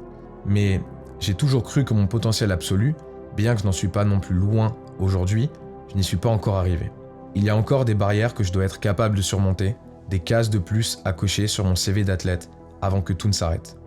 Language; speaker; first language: French; native; French